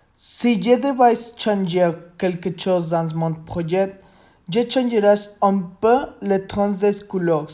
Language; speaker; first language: French; non-native, learner; Spanish